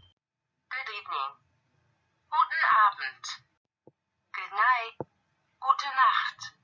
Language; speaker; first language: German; non-native, learner; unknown